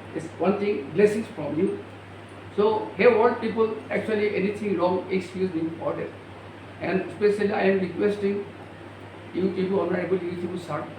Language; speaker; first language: English; non-native, local second language; Assamese